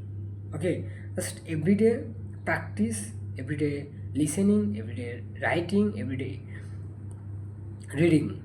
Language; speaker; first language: English; non-native, learner; Bangla